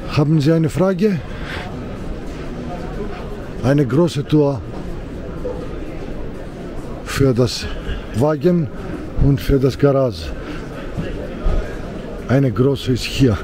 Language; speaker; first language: German; non-native, learner; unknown